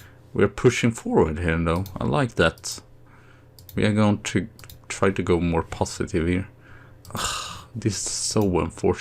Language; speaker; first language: English; non-native, fluent; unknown